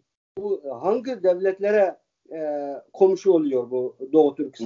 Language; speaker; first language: Turkish; early bilingual, heritage; Uyghur